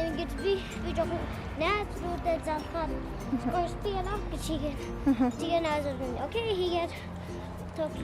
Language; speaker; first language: Mongolian; early bilingual, heritage; Mongolian